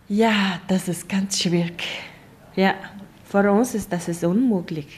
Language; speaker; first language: German; non-native, learner; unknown